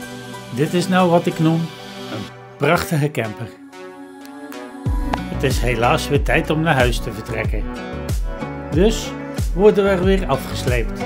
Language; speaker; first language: Dutch; native; Dutch